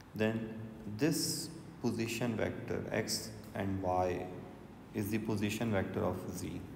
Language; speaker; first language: English; non-native, local second language; Urdu